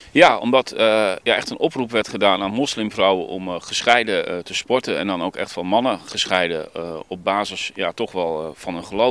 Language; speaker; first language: Dutch; native; Dutch